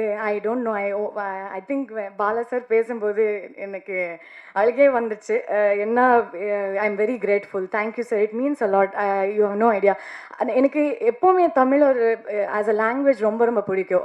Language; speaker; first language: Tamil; non-native, learner; Kannada